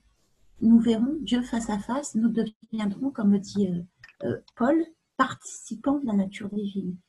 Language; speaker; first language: French; native; French